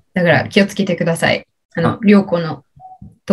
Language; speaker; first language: Japanese; non-native, learner; English